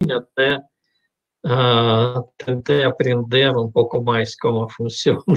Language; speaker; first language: Portuguese; non-native, fluent; Russian